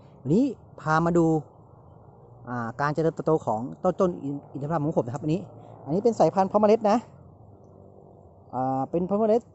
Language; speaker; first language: Thai; native; Thai